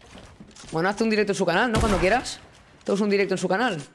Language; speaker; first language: Spanish; native; Spanish